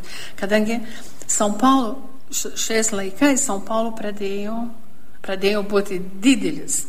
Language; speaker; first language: Lithuanian; early bilingual, heritage; Lithuanian